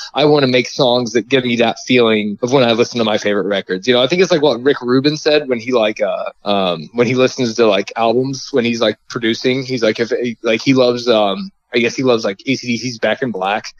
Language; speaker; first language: English; native; English